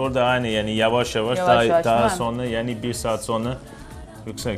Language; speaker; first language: Turkish; non-native, learner; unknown